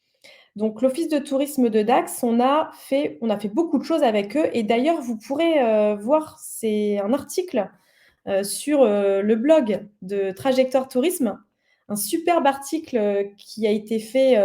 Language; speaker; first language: French; native; French